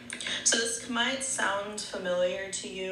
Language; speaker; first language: English; native; English